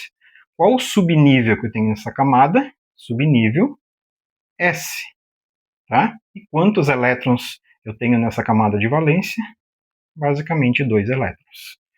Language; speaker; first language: Portuguese; native; Portuguese